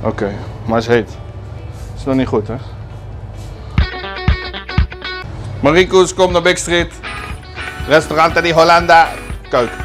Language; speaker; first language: Dutch; non-native, learner; Spanish